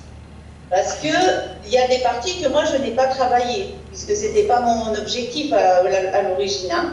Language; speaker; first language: French; native; French